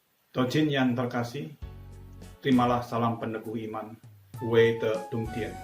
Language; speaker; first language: Indonesian; native; Indonesian